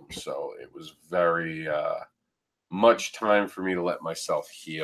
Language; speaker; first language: English; native; English